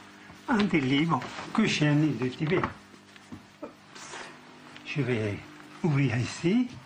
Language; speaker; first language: French; non-native, fluent; Tibetan